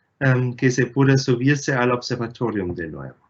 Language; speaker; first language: Spanish; non-native, fluent; German